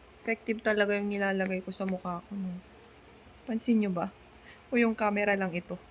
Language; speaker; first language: Filipino; non-native, local second language; Iloko